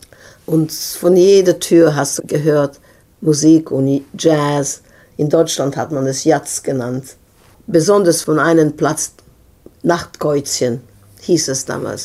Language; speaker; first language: German; non-native, fluent; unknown